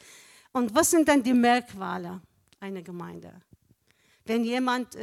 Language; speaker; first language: German; non-native, fluent; Persian